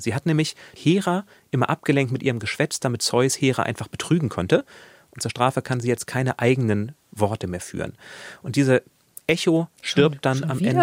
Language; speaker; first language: German; native; German